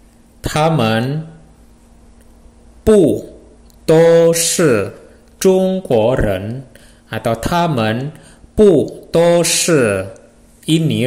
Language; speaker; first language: Chinese; non-native, fluent; Indonesian